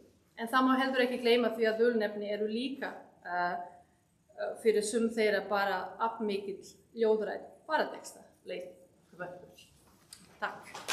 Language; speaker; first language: Icelandic; non-native, fluent; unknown